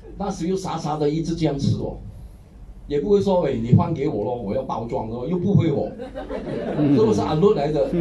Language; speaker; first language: Chinese; non-native, local second language; Hakka Chinese